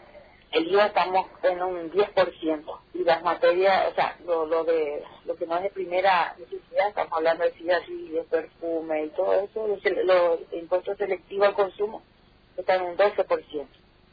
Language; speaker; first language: Spanish; native; Spanish